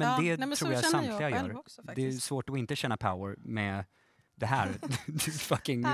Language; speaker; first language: Swedish; native; Swedish